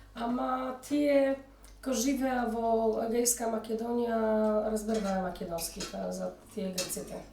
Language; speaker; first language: Macedonian; early bilingual, heritage; Polish